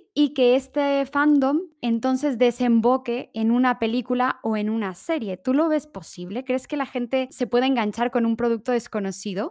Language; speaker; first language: Spanish; native; Spanish